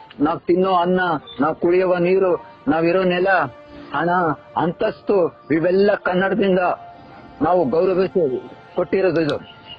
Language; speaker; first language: Kannada; native; Kannada